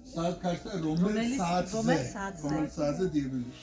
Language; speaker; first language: Turkish; non-native, learner; Georgian